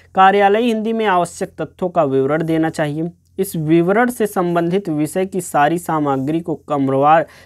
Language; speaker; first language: Hindi; native; Hindi